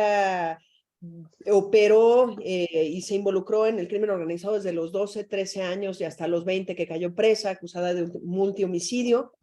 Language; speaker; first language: Spanish; native; Spanish